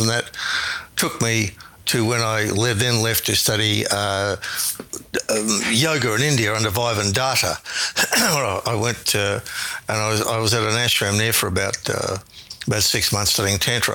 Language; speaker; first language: English; native; English